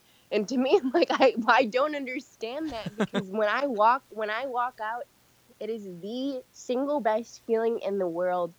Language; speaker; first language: English; native; English